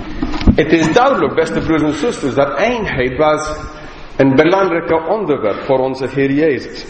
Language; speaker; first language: Dutch; non-native, fluent; English